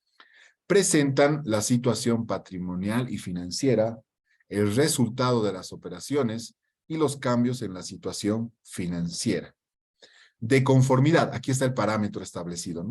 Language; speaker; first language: Spanish; native; Spanish